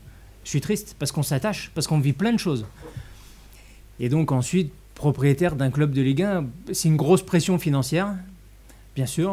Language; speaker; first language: French; native; French